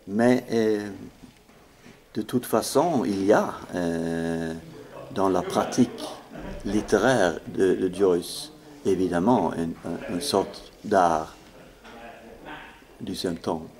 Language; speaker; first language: French; non-native, fluent; Swedish